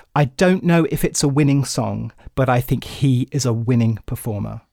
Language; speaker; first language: English; native; English